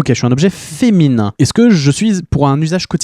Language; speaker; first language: French; native; French